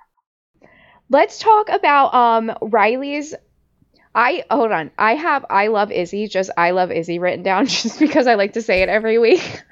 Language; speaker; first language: English; native; English